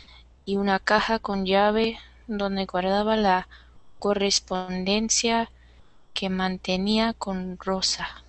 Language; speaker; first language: Spanish; non-native, learner; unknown